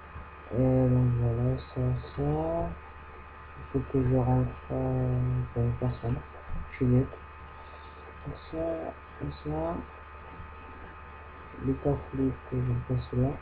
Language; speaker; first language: French; native; French